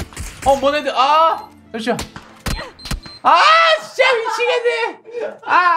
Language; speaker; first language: Korean; native; Korean